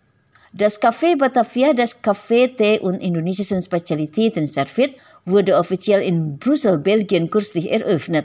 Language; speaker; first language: German; non-native, fluent; Indonesian